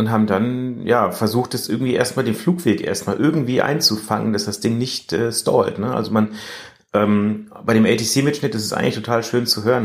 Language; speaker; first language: German; native; German